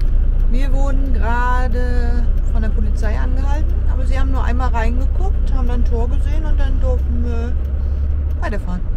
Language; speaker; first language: German; native; German